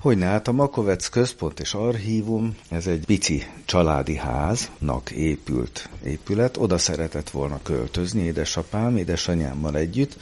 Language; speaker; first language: Hungarian; native; Hungarian